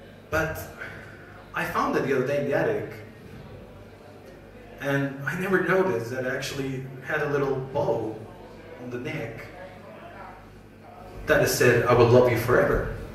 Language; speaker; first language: English; non-native, fluent; Spanish